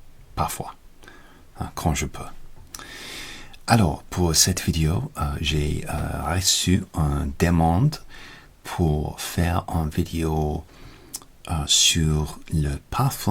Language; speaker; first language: French; non-native, learner; English